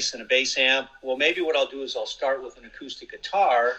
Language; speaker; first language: English; native; English